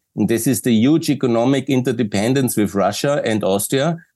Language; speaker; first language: English; non-native, fluent; German